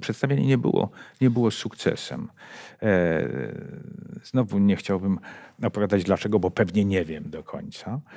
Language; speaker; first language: Polish; native; Polish